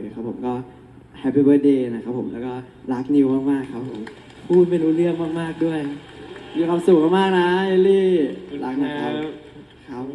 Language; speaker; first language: Thai; native; Thai